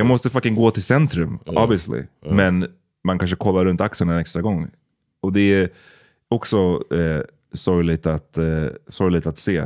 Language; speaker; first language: Swedish; native; Swedish